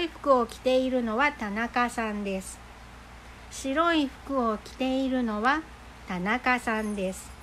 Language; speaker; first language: Japanese; non-native, fluent; Filipino